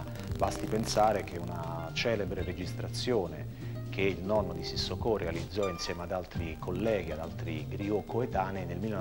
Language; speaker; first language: Italian; native; Italian